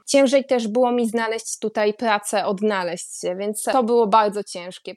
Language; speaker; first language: Polish; native; Polish